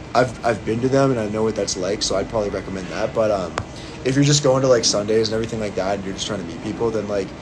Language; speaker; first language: English; native; English